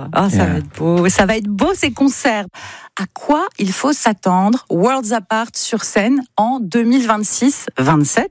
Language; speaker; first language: French; native; French